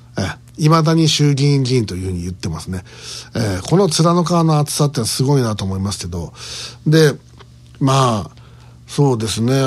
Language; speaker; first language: Japanese; native; Japanese